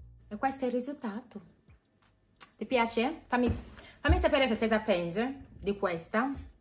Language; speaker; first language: Italian; non-native, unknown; English